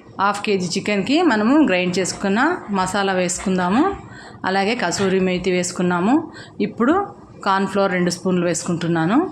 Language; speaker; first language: Telugu; native; Telugu